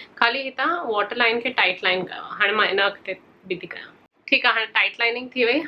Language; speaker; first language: Sindhi; early bilingual, heritage; Sindhi